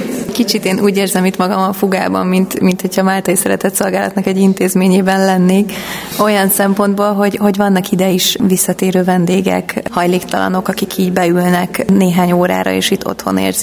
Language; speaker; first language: Hungarian; native; Hungarian